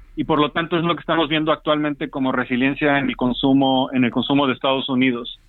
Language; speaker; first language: Spanish; native; Spanish